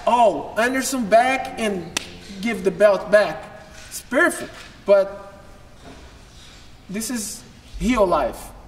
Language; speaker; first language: English; non-native, learner; Portuguese